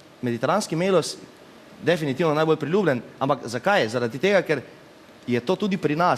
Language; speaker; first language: Slovenian; native; Slovenian